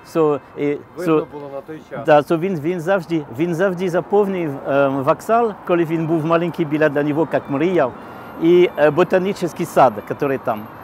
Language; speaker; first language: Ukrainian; non-native, learner; French